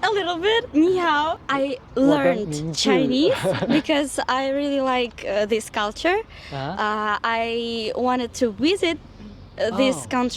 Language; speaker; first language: English; non-native, fluent; Russian